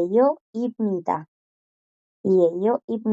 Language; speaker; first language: Korean; non-native, fluent; Spanish